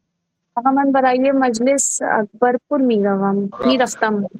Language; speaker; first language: Persian; non-native, learner; Urdu